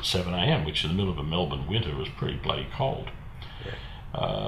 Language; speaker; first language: English; native; English